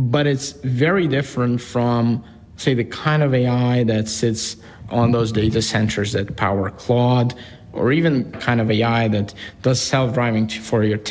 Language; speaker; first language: English; non-native, fluent; Ukrainian